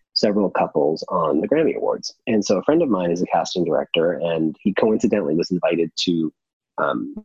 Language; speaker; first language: English; native; English